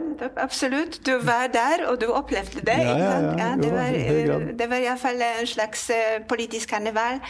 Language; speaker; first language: Norwegian; non-native, fluent; Polish